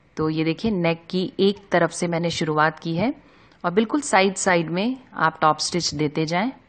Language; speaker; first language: Hindi; native; Hindi